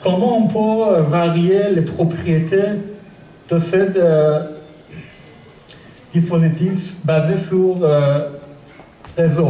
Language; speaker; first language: French; non-native, learner; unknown